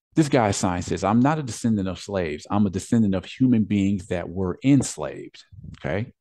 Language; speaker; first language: English; native; English